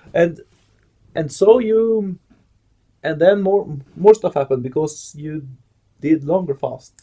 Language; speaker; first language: English; non-native, fluent; Norwegian